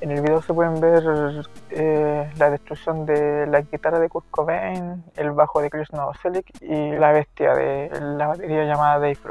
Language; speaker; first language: Spanish; native; Spanish